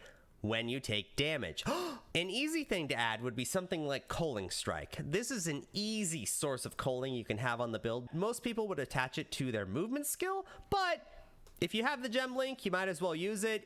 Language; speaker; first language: English; native; English